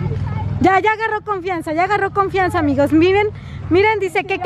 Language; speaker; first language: Spanish; native; Spanish